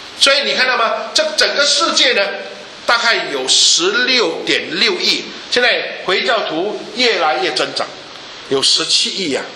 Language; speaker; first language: Chinese; native; Chinese